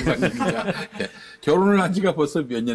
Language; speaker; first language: Korean; native; Korean